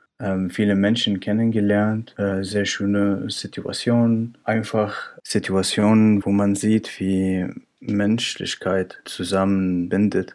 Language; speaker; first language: German; non-native, fluent; Arabic